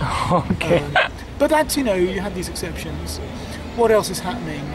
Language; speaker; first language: English; native; English